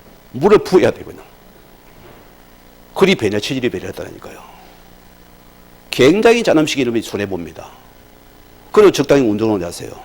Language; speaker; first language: Korean; native; Korean